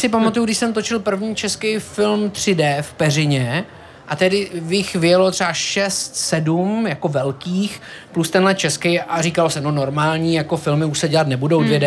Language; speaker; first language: Czech; native; Czech